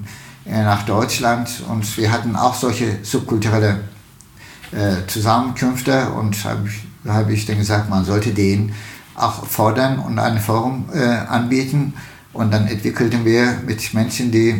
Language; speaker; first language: German; non-native, fluent; Turkish